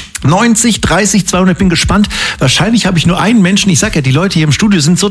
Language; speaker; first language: German; native; German